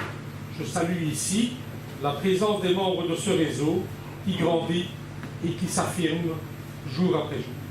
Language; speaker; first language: French; native; French